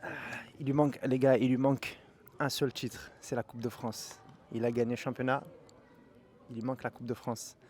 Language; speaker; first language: French; native; French